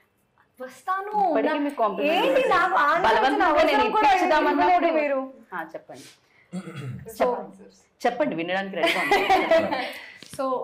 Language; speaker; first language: Telugu; non-native, fluent; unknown